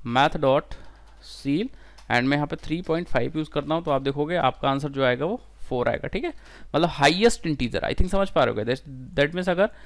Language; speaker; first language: Hindi; native; Hindi